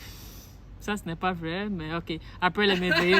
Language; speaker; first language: French; non-native, learner; Akan